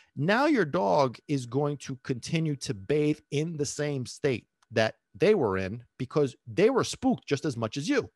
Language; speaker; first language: English; early bilingual, other home language; Italian